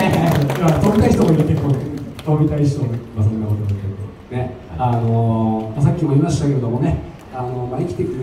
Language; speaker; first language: Japanese; native; Japanese